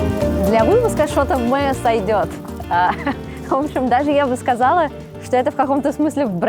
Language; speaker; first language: Russian; native; Russian